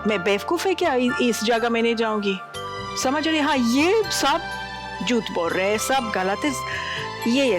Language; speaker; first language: Hindi; non-native, learner; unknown